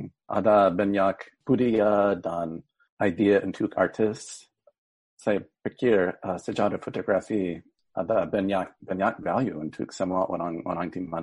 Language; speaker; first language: Indonesian; non-native, learner; English